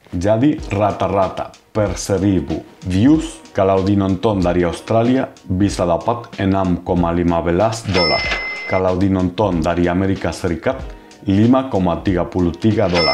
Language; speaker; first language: Indonesian; non-native, fluent; Spanish